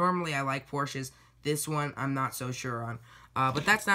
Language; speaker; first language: English; native; English